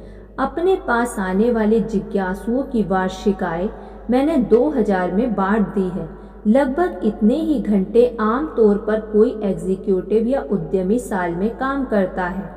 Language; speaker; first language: Hindi; native; Hindi